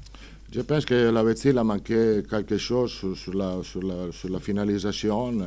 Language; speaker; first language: French; non-native, fluent; Italian